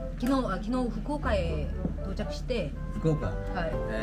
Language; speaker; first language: Japanese; non-native, learner; Korean